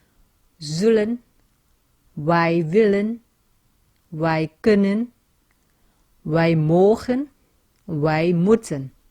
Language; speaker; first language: Dutch; non-native, fluent; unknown